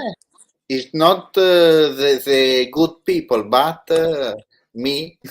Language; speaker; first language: English; non-native, learner; Italian